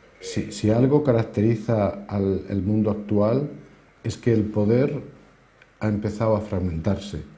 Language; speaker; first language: Spanish; native; Spanish